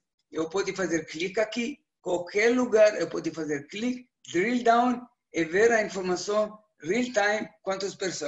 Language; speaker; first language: Portuguese; non-native, learner; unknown